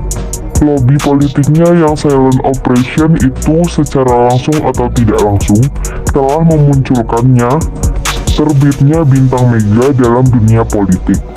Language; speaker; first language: Indonesian; native; Indonesian